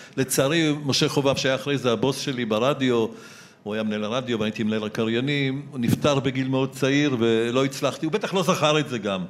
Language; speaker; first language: Hebrew; early bilingual, other home language; Polish